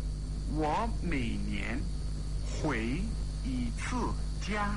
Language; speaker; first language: Chinese; non-native, learner; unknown